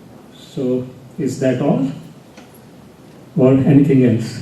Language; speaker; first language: English; non-native, local second language; Gujarati